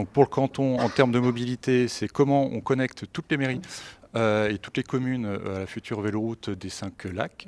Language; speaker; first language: French; native; French